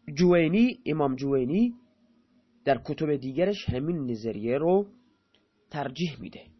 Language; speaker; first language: Persian; non-native, local second language; Baluchi